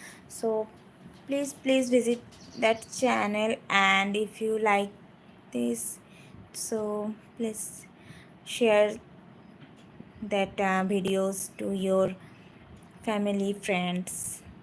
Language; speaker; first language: English; non-native, local second language; Bangla